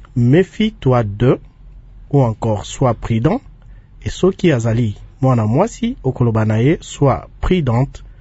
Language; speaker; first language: French; non-native, local second language; Lingala